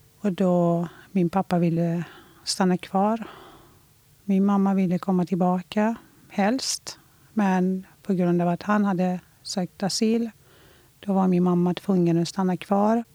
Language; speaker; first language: Swedish; non-native, fluent; Persian